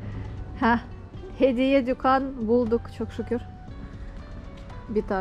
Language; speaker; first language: Turkish; non-native, learner; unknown